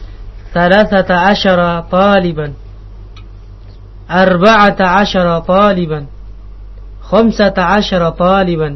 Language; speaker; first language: Arabic; non-native, learner; Indonesian